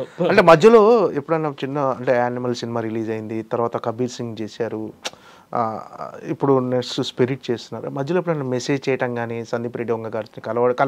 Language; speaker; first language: Telugu; native; Telugu